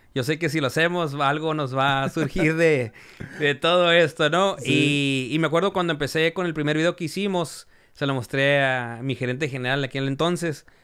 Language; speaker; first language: Spanish; early bilingual, heritage; Spanish